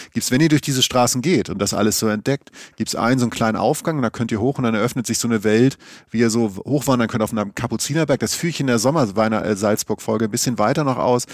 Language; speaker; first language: German; native; German